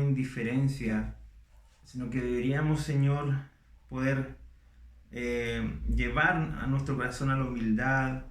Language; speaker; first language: Spanish; native; Spanish